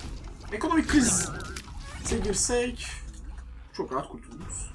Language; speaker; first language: Turkish; native; Turkish